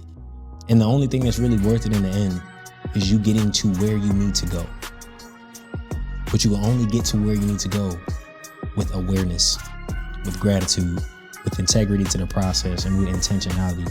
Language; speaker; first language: English; native; English